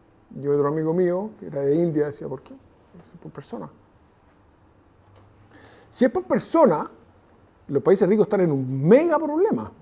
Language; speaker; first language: Spanish; native; Spanish